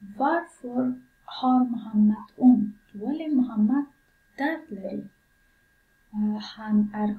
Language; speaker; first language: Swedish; non-native, fluent; Pashto